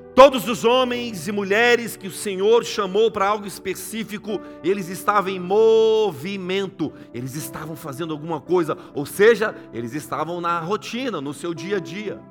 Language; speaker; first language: Portuguese; native; Portuguese